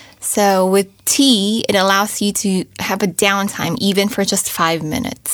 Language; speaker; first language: English; native; English